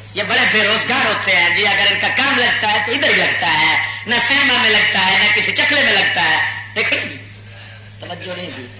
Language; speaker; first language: Urdu; non-native, local second language; Punjabi